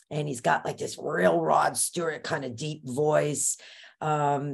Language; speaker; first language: English; native; English